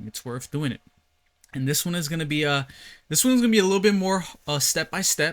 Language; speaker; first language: English; native; English